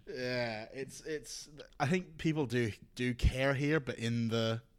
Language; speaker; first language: English; native; English